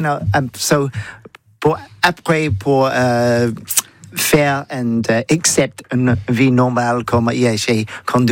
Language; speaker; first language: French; non-native, learner; English